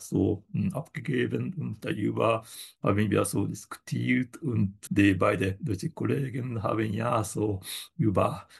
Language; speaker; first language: German; non-native, fluent; Japanese